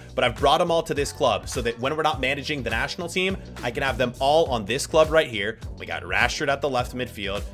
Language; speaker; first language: English; native; English